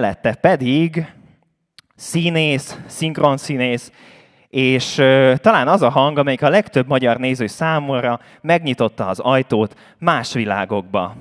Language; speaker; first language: Hungarian; native; Hungarian